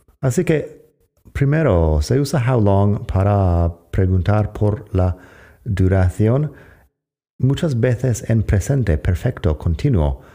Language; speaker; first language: Spanish; non-native, fluent; English